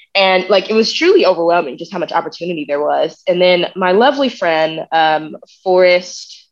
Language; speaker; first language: English; native; English